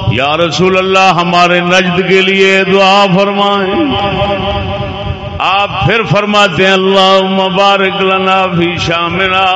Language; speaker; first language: Urdu; non-native, local second language; Punjabi